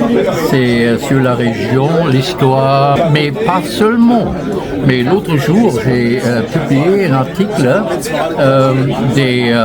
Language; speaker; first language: French; non-native, fluent; German